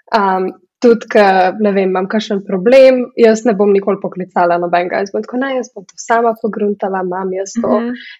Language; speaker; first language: Slovenian; early bilingual, heritage; Slovenian